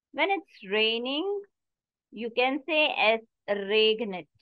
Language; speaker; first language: English; non-native, local second language; Hindi